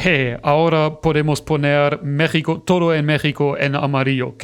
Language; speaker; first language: Spanish; non-native, fluent; German